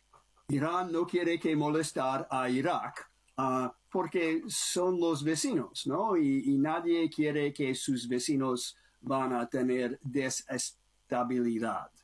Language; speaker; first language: Spanish; non-native, learner; English